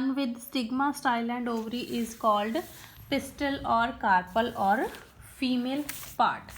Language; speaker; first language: English; non-native, local second language; Punjabi